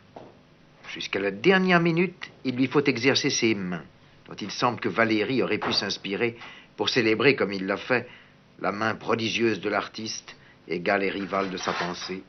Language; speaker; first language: French; native; French